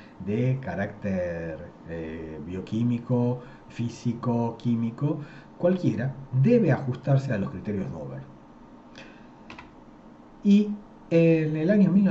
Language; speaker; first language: Spanish; native; Spanish